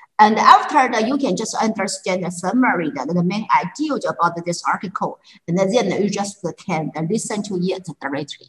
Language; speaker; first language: English; non-native, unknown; Chinese